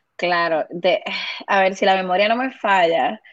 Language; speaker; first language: Spanish; native; Spanish